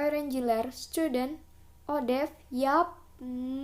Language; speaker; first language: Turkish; non-native, fluent; Indonesian